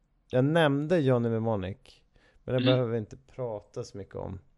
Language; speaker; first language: Swedish; native; Swedish